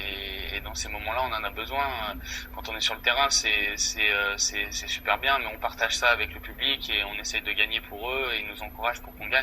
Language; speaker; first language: French; native; French